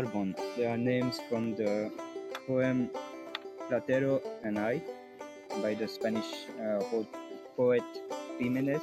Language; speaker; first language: English; non-native, fluent; French